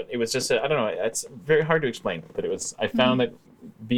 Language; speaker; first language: English; native; English